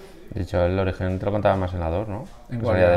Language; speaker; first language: Spanish; native; Spanish